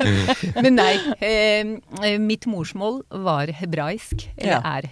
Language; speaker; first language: Norwegian; non-native, fluent; Hebrew